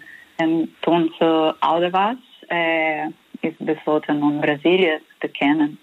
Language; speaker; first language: Dutch; non-native, fluent; Portuguese